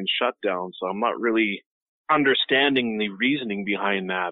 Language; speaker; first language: English; native; English